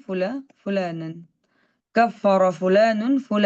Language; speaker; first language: Arabic; non-native, fluent; Indonesian